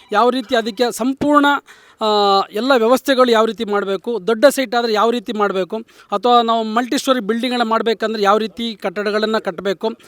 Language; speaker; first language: Kannada; native; Kannada